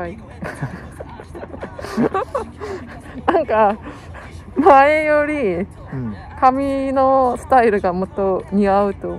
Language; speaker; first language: Japanese; non-native, fluent; Korean